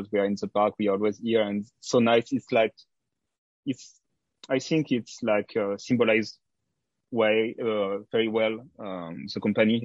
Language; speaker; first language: English; non-native, fluent; French